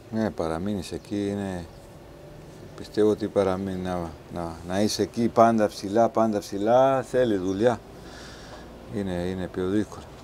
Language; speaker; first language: Greek; non-native, learner; Spanish